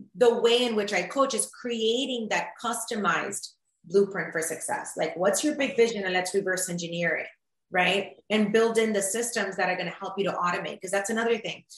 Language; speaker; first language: English; early bilingual, other home language; Spanish